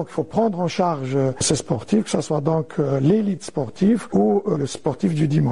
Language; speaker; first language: French; non-native, local second language; Arabic